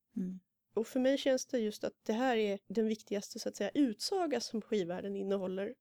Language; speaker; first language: Swedish; native; Swedish